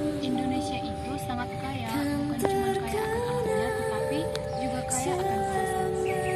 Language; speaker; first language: Indonesian; native; Indonesian